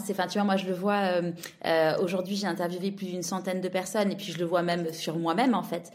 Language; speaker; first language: French; native; French